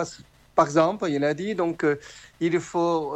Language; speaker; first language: French; non-native, fluent; Chinese